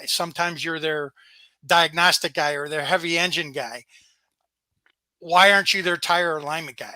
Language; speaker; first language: English; native; English